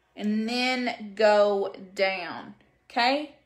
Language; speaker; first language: English; native; English